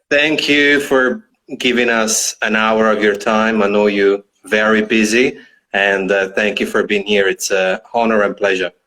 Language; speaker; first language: English; non-native, fluent; Italian